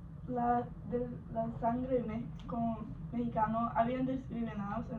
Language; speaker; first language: Spanish; non-native, learner; English